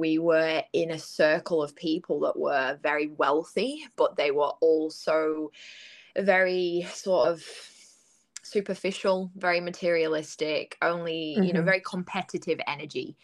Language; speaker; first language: English; native; English